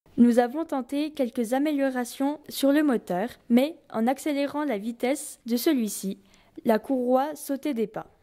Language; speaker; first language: French; native; French